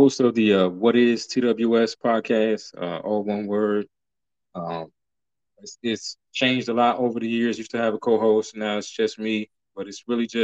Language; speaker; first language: English; native; English